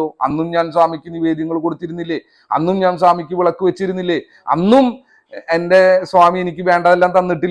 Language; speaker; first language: Malayalam; native; Malayalam